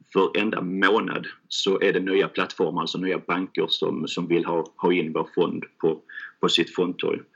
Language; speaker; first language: Swedish; native; Swedish